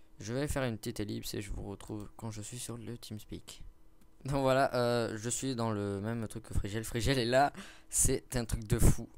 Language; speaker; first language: French; native; French